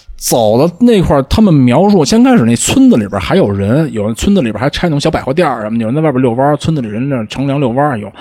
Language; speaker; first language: Chinese; native; Chinese